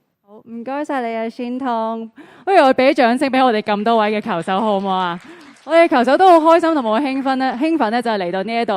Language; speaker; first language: Cantonese; native; Cantonese